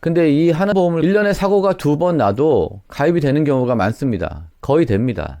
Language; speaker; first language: Korean; native; Korean